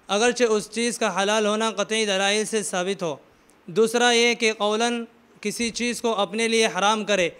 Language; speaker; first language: Urdu; native; Urdu